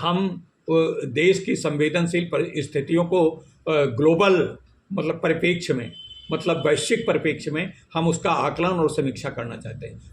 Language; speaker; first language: Hindi; native; Hindi